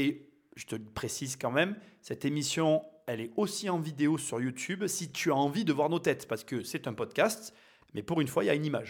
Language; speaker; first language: French; native; French